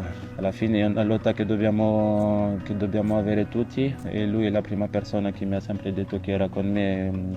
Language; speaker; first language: Italian; non-native, fluent; French